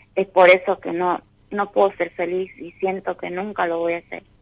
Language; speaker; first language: Spanish; native; Spanish